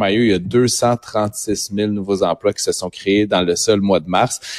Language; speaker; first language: French; native; French